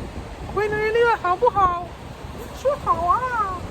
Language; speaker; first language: Chinese; non-native, learner; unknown